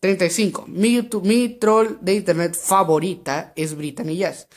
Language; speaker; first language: Spanish; native; Spanish